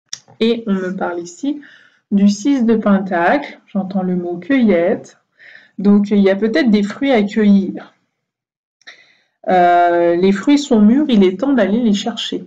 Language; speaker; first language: French; native; French